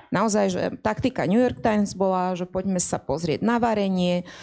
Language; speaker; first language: Slovak; native; Slovak